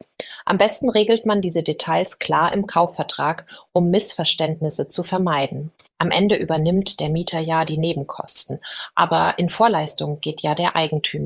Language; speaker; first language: German; native; German